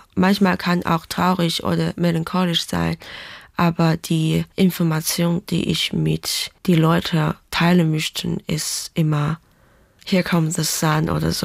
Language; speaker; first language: German; non-native, fluent; Chinese